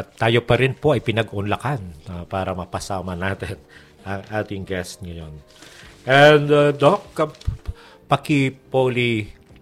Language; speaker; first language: Filipino; native; Filipino